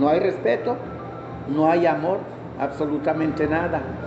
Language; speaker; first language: Spanish; non-native, local second language; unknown